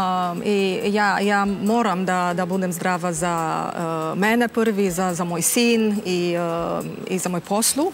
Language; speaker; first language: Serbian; non-native, learner; Romanian